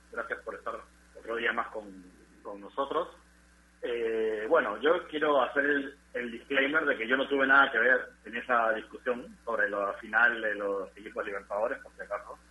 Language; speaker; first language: Spanish; native; Spanish